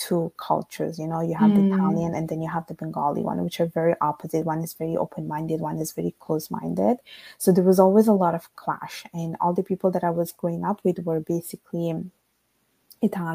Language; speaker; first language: English; non-native, fluent; Italian